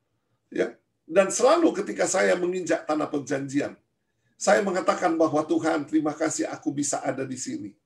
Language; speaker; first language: Indonesian; native; Indonesian